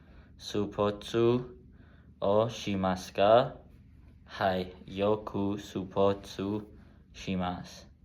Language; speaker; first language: Japanese; non-native, learner; English